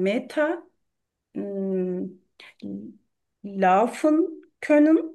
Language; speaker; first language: German; non-native, learner; Turkish